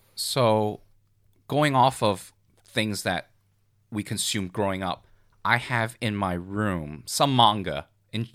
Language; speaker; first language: English; non-native, local second language; Cantonese